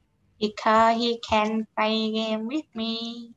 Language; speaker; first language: English; non-native, learner; Vietnamese